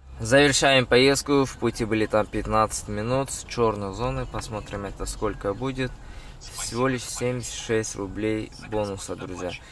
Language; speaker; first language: Russian; non-native, fluent; Uzbek